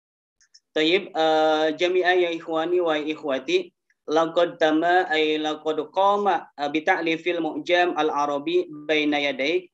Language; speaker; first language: Arabic; non-native, learner; Indonesian